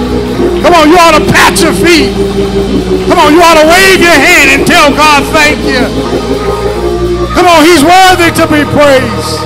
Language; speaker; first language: English; native; English